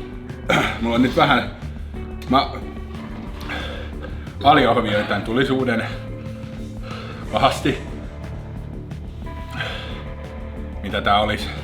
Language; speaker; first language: Finnish; native; Finnish